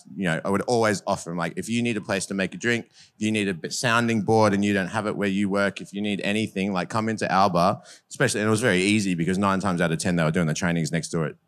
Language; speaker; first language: English; native; English